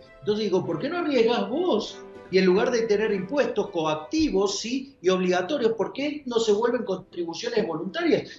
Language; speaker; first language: Spanish; native; Spanish